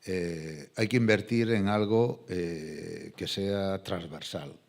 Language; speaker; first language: Spanish; non-native, local second language; Galician